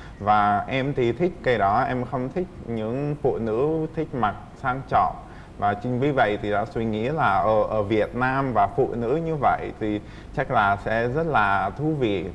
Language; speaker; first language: Vietnamese; non-native, fluent; Czech